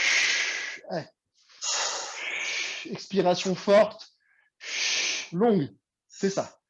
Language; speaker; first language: French; native; French